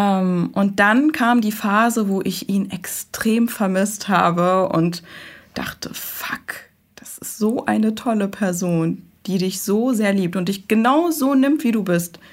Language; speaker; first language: German; early bilingual, other home language; Persian